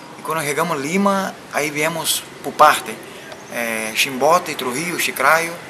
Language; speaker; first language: Portuguese; native; Portuguese